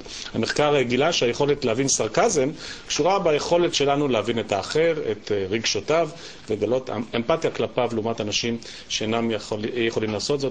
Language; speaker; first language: Hebrew; native; Hebrew